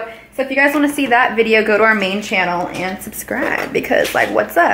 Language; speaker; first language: English; native; English